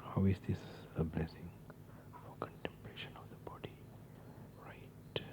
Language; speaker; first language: English; non-native, local second language; Sinhala